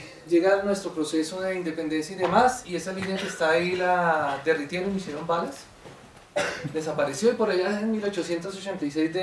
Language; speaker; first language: Spanish; native; Spanish